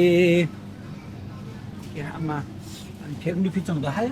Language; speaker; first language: Korean; non-native, fluent; Nepali